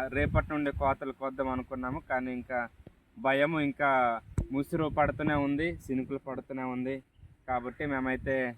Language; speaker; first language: Telugu; non-native, local second language; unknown